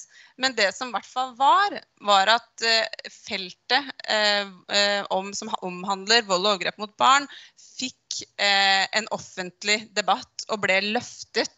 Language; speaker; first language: Norwegian; native; Norwegian